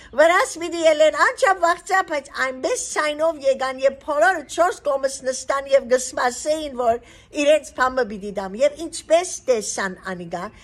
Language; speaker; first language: Armenian; early bilingual, heritage; Armenian